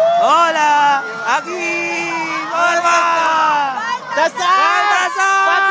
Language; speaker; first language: Spanish; non-native, learner; Filipino